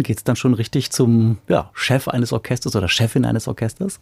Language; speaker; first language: German; native; German